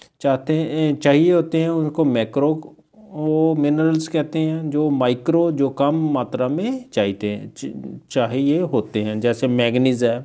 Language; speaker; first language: Hindi; non-native, local second language; Punjabi